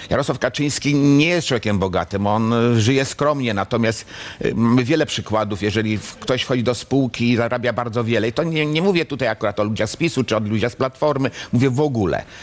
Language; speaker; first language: Polish; native; Polish